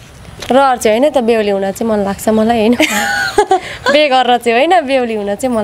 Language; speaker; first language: Nepali; native; Nepali